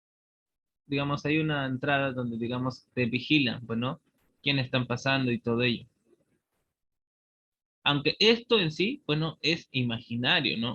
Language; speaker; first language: Spanish; native; Spanish